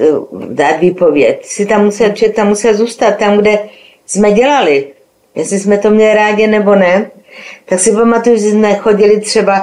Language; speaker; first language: Czech; non-native, local second language; Slovak